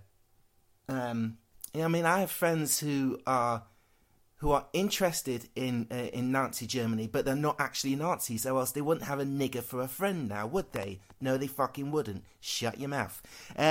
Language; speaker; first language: English; native; English